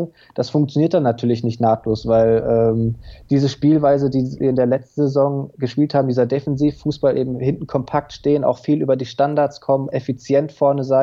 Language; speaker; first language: German; native; German